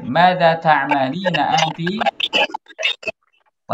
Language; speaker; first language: Arabic; non-native, fluent; Indonesian